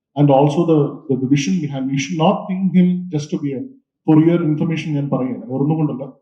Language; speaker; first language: Malayalam; native; Malayalam